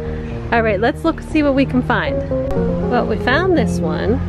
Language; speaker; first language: English; native; English